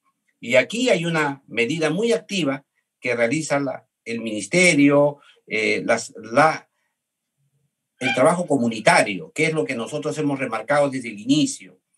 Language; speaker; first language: Spanish; native; Spanish